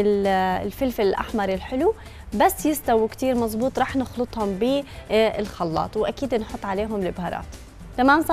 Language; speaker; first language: Arabic; native; Arabic